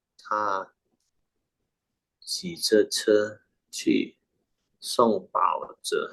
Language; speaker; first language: Chinese; non-native, learner; Indonesian